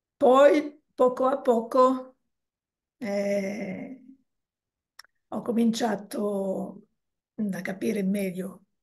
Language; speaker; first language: Italian; non-native, learner; French